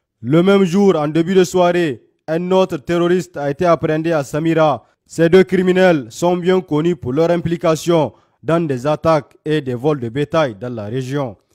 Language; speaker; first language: French; non-native, local second language; Hausa